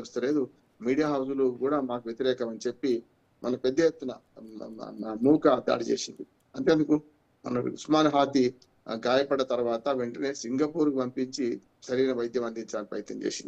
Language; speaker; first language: Telugu; native; Telugu